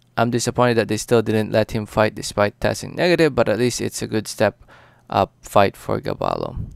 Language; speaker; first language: English; early bilingual, other home language; Filipino